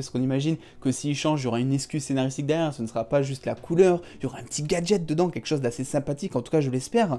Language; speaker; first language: French; native; French